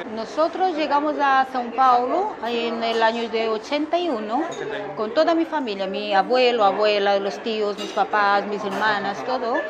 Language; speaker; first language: Spanish; non-native, fluent; Korean